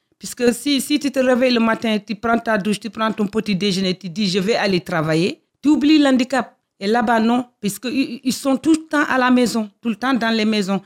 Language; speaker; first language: French; non-native, local second language; Fula